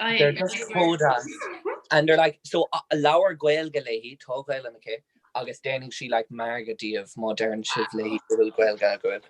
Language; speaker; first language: Irish; non-native, local second language; English